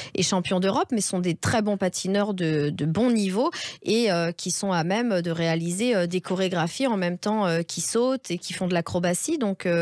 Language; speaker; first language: French; native; French